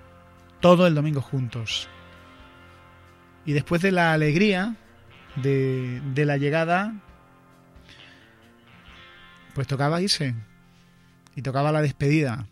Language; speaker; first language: Spanish; native; Spanish